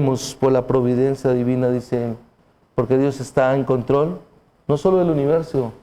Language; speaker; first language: Spanish; native; Spanish